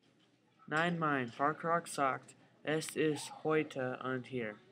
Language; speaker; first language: German; non-native, learner; English